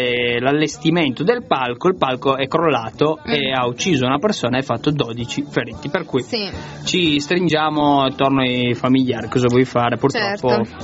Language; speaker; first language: Italian; native; Italian